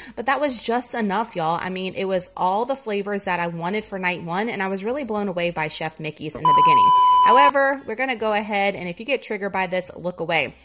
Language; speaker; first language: English; native; English